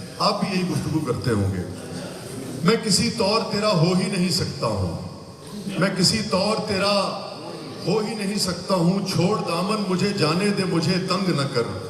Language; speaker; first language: Urdu; non-native, local second language; Punjabi